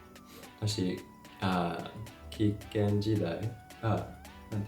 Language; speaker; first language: Japanese; non-native, learner; English